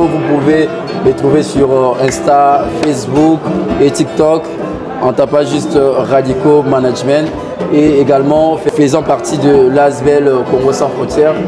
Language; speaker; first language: French; early bilingual, other home language; Lingala